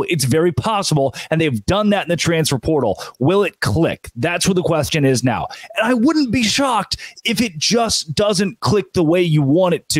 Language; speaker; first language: English; native; English